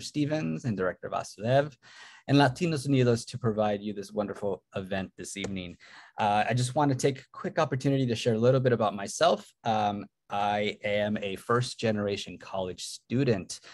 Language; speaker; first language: English; early bilingual, other home language; Spanish